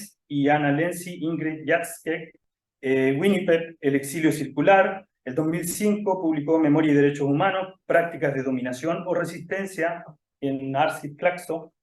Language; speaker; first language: Spanish; native; Spanish